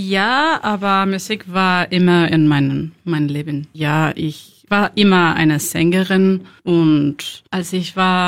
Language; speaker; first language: German; non-native, learner; Spanish